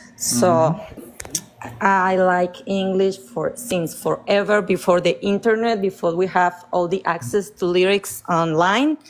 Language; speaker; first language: English; non-native, fluent; Spanish